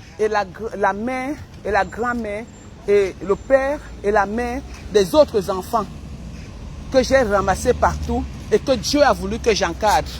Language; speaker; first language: French; non-native, local second language; Basaa